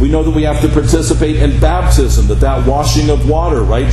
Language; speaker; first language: English; native; English